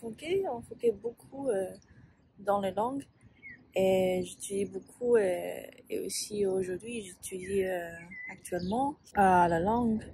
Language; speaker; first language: French; non-native, learner; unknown